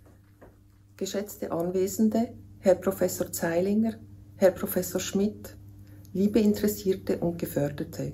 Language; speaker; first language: German; native; German